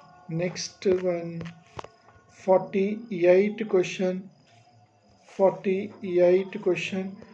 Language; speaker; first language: English; non-native, local second language; Telugu